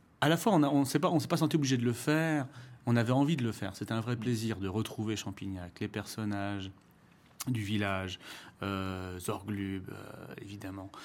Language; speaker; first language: French; native; French